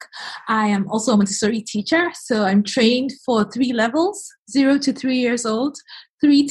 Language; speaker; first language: English; non-native, local second language; Igbo